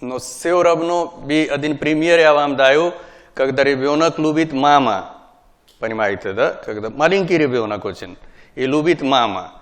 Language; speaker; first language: Russian; non-native, learner; Hindi